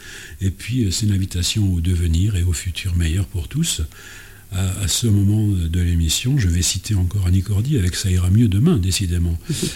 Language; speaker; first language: French; native; French